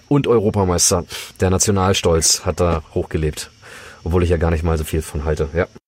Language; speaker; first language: German; early bilingual, other home language; Greek